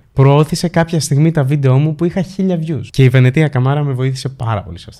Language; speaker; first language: Greek; early bilingual, other home language; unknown